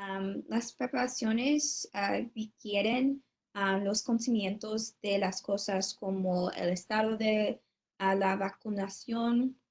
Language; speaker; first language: Spanish; non-native, learner; English